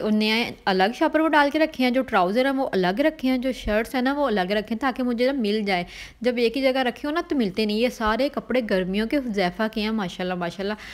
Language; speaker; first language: Urdu; non-native, local second language; Punjabi